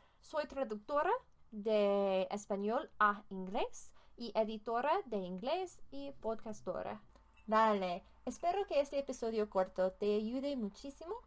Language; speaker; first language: Spanish; non-native, learner; English